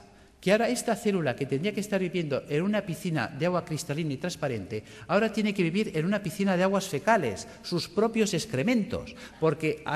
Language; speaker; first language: Spanish; native; Spanish